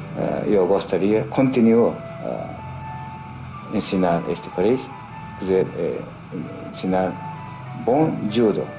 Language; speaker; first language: Portuguese; non-native, learner; Japanese